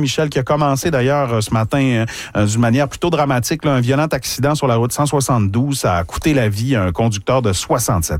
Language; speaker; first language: French; native; French